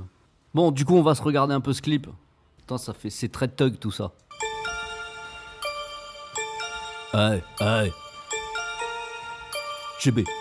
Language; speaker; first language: French; native; French